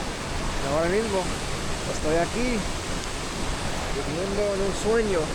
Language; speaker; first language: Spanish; non-native, learner; English